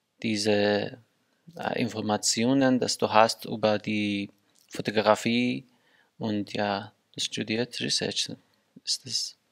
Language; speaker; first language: German; non-native, learner; Persian